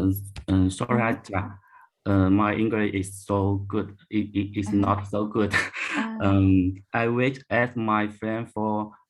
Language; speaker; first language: English; non-native, learner; Chinese